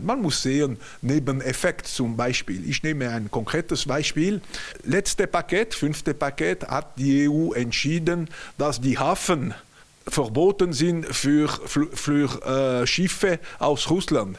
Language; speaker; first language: German; non-native, local second language; French